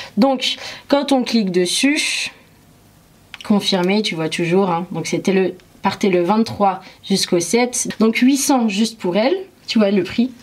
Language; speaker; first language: French; early bilingual, other home language; Arabic